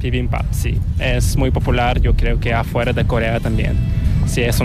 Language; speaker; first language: Spanish; non-native, fluent; Korean